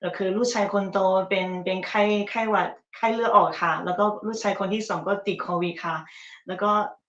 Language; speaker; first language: Thai; early bilingual, other home language; Chinese